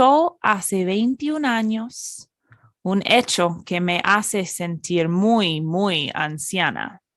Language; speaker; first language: Spanish; non-native, fluent; English